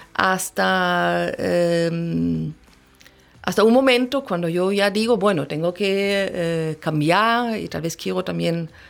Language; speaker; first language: Spanish; non-native, fluent; German